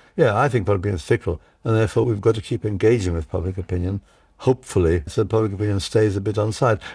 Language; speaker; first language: English; early bilingual, other home language; Czech